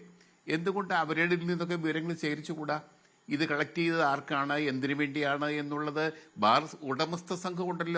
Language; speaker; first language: Malayalam; native; Malayalam